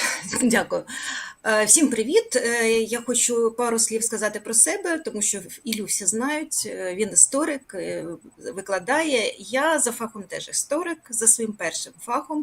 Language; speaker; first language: Ukrainian; native; Ukrainian